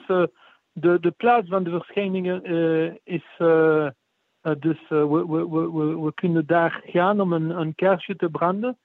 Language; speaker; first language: Dutch; non-native, fluent; French